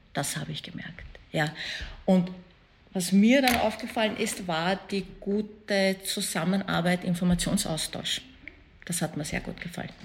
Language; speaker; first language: German; early bilingual, other home language; Persian